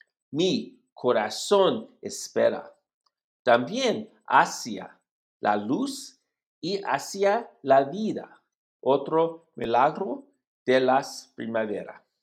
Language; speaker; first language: Spanish; non-native, learner; English